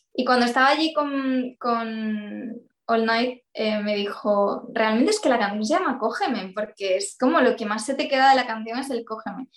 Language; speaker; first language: Spanish; native; Spanish